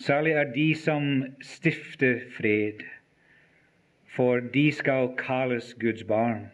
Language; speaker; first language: Norwegian; non-native, fluent; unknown